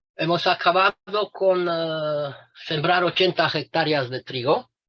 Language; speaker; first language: Spanish; non-native, fluent; Romanian